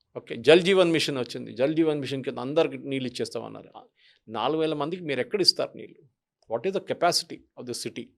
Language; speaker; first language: Telugu; non-native, local second language; Malayalam